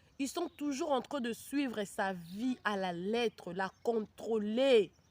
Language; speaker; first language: French; non-native, local second language; Lingala